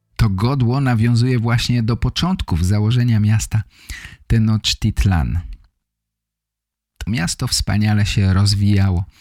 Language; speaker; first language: Polish; native; Polish